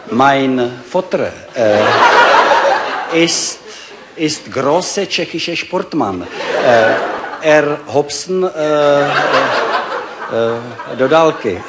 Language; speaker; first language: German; non-native, learner; Czech